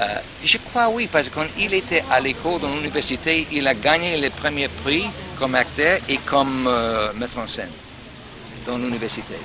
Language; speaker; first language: French; non-native, fluent; English